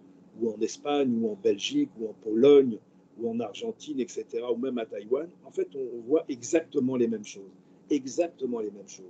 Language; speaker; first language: French; native; French